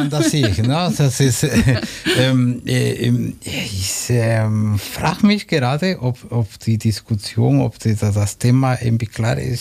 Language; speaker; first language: German; non-native, fluent; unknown